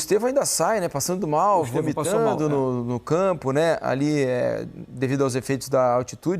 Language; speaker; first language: Portuguese; native; Portuguese